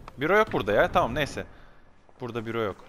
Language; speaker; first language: Turkish; native; Turkish